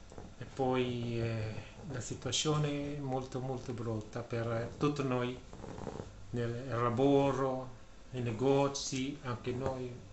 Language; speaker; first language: Italian; non-native, learner; Filipino